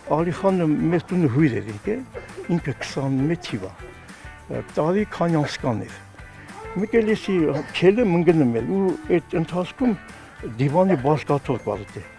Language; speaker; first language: Armenian; non-native, local second language; Kurdish